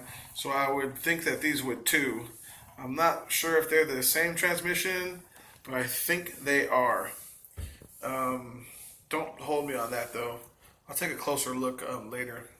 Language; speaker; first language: English; native; English